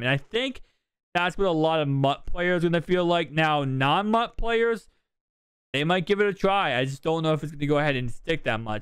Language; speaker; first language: English; native; English